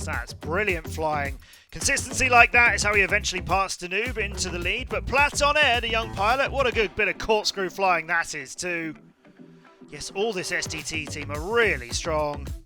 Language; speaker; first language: English; native; English